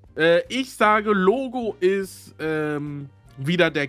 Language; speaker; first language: German; native; German